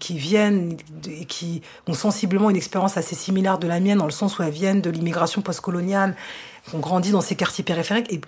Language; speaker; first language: French; native; French